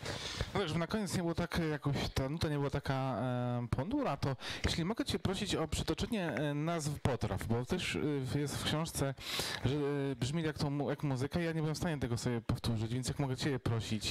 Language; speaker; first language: Polish; native; Polish